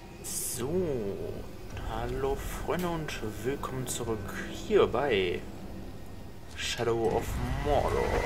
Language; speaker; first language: German; native; German